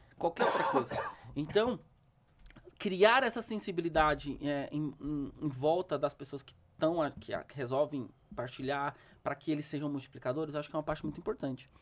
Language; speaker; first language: Portuguese; native; Portuguese